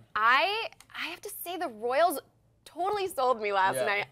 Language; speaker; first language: English; native; English